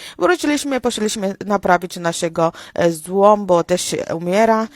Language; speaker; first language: Polish; non-native, fluent; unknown